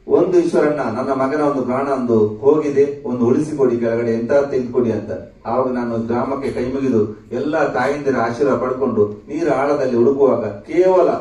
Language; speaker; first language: Kannada; non-native, local second language; Tulu